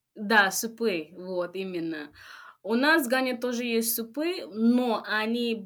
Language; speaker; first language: Russian; non-native, fluent; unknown